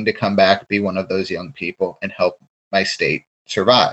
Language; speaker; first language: English; native; English